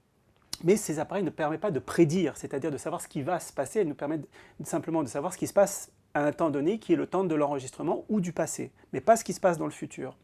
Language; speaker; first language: French; native; French